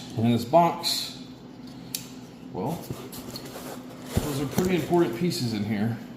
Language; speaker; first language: English; native; English